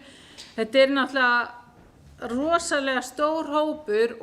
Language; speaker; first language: Icelandic; native; Icelandic